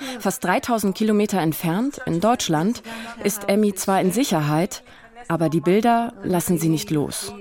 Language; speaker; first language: German; native; German